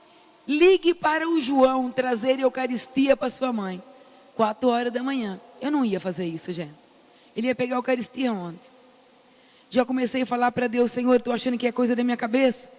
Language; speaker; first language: Portuguese; native; Portuguese